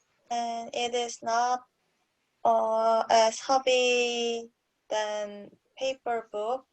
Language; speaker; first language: English; non-native, learner; Korean